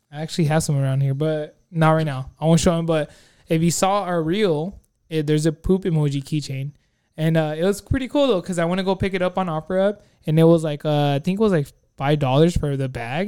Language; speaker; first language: English; early bilingual, other home language; Spanish